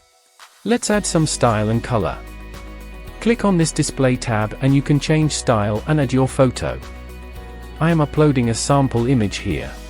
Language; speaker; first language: English; non-native, local second language; Hindi